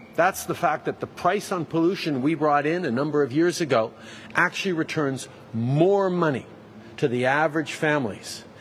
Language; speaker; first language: English; early bilingual, other home language; French